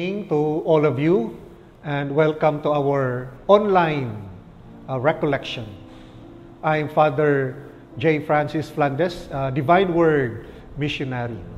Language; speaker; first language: English; non-native, local second language; Filipino